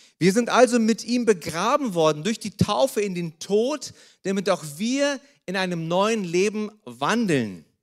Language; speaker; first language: German; early bilingual, other home language; Russian